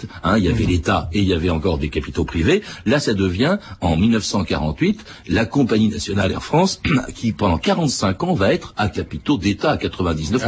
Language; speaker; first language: French; native; French